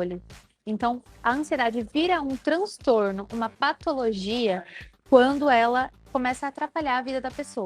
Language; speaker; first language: Portuguese; native; Portuguese